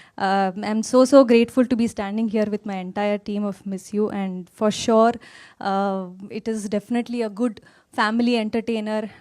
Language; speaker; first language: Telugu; non-native, fluent; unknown